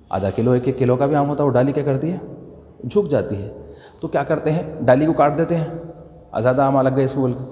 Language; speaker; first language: Urdu; native; Urdu